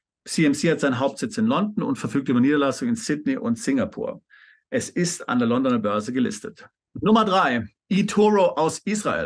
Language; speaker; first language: German; native; German